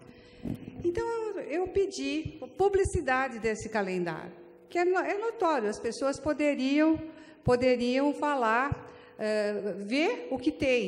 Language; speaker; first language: Portuguese; native; Portuguese